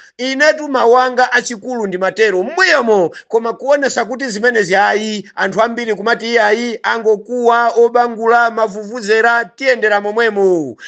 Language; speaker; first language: Nyanja; native; Nyanja